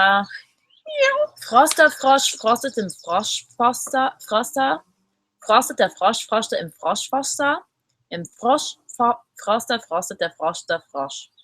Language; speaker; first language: German; non-native, fluent; English